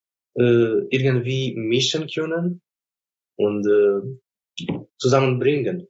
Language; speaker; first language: German; non-native, fluent; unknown